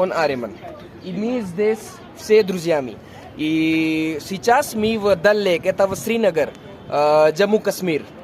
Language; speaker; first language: Russian; non-native, learner; Kashmiri